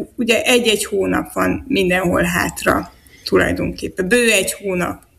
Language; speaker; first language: Hungarian; native; Hungarian